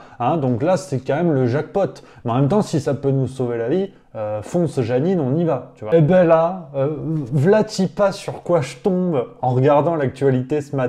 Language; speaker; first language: French; native; French